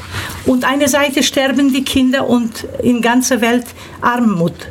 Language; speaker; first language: German; early bilingual, other home language; Turkish